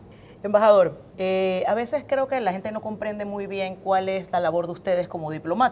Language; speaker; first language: Spanish; native; Spanish